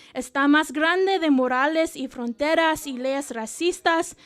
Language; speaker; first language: Spanish; early bilingual, heritage; Spanish